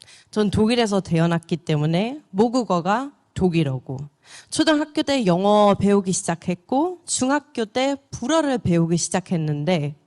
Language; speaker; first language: Korean; non-native, fluent; German